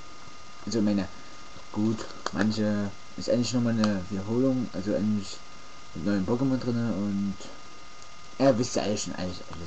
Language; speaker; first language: German; native; German